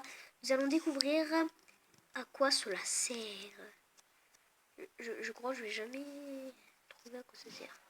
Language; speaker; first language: French; native; French